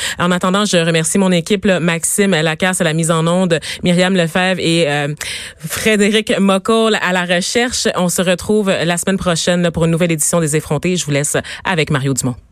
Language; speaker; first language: French; native; French